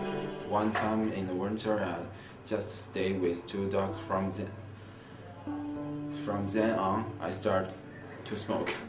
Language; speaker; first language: English; non-native, fluent; Chinese